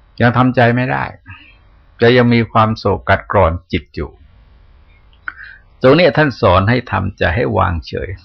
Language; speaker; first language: Thai; native; Thai